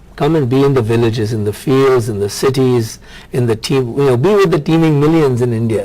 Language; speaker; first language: English; non-native, local second language; Punjabi